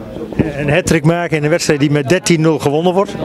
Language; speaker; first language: Dutch; native; Dutch